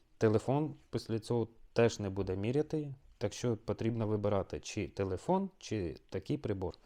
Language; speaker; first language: Ukrainian; non-native, local second language; Russian